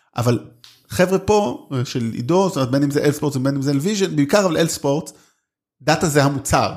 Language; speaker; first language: Hebrew; native; Hebrew